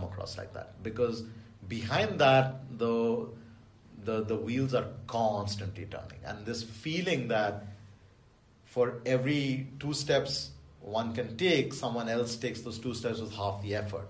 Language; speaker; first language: English; non-native, local second language; Bangla